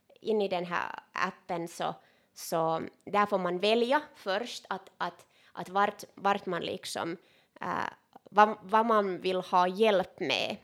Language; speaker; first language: Swedish; non-native, local second language; Finnish